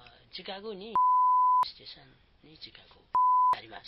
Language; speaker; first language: Japanese; non-native, learner; Nepali